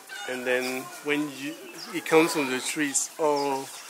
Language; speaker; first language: English; non-native, fluent; French